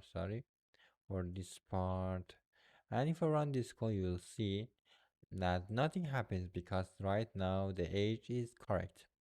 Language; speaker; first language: English; non-native, fluent; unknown